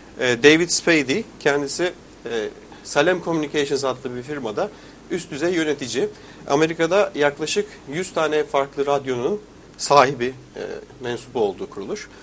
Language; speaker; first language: Turkish; native; Turkish